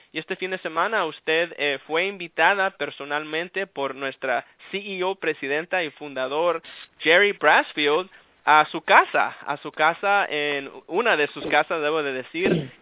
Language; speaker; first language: Spanish; early bilingual, heritage; Spanish